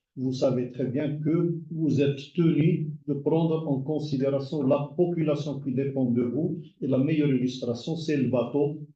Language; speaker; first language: French; non-native, local second language; Arabic